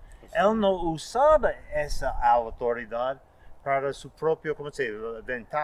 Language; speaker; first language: Spanish; non-native, fluent; English